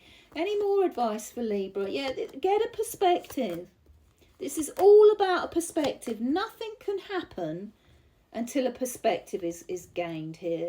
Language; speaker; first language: English; native; English